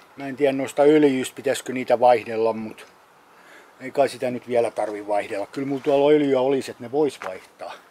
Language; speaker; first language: Finnish; native; Finnish